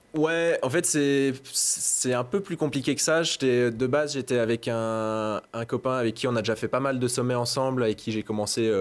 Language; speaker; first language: French; native; French